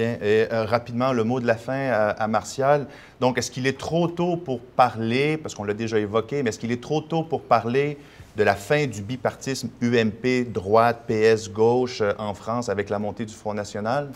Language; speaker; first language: French; native; French